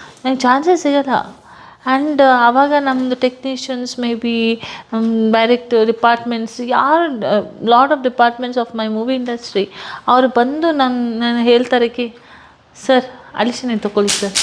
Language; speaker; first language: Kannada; non-native, local second language; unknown